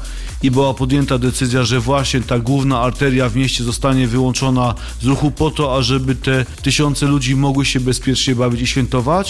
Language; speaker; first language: Polish; native; Polish